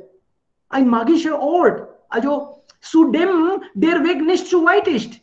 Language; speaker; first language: German; non-native, fluent; Hindi